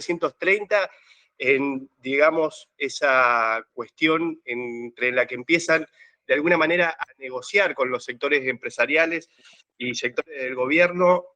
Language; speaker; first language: Spanish; native; Spanish